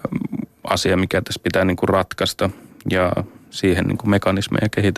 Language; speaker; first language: Finnish; native; Finnish